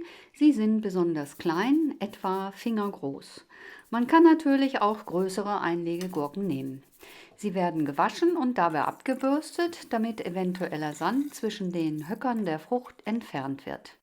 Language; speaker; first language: German; native; German